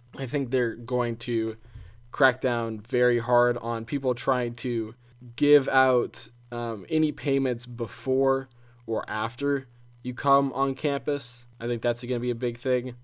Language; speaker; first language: English; native; English